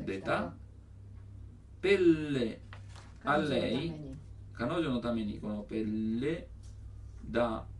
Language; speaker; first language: Japanese; non-native, learner; Italian